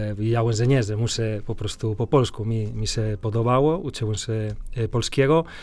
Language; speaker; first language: Polish; non-native, fluent; Spanish